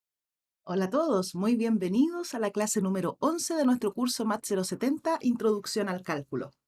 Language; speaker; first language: Spanish; native; Spanish